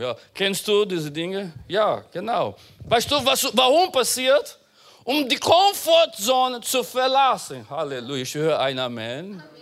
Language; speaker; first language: German; non-native, fluent; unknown